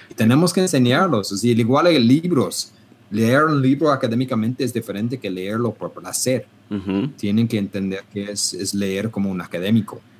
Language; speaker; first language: Spanish; non-native, fluent; English